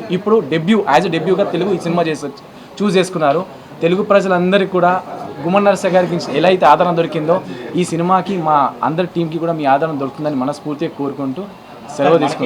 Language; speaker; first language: Telugu; native; Telugu